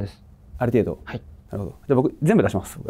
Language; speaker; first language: Japanese; native; Japanese